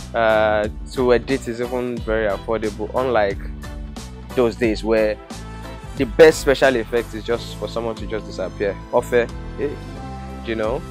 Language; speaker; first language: English; non-native, local second language; Yoruba